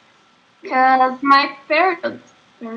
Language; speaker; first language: English; non-native, learner; Portuguese